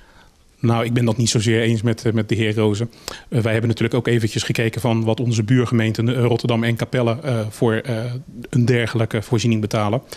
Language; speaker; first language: Dutch; native; Dutch